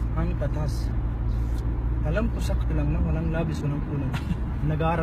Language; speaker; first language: Filipino; non-native, fluent; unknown